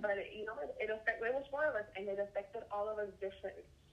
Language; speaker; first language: English; early bilingual, other home language; Spanish